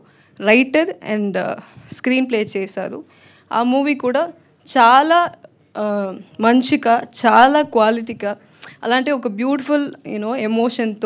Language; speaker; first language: Telugu; non-native, learner; Tamil